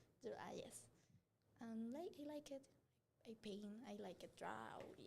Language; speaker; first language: English; non-native, learner; Spanish